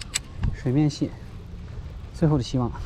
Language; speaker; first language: Chinese; native; Chinese